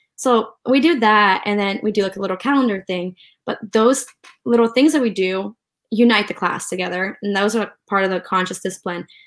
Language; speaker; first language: English; early bilingual, other home language; Ukrainian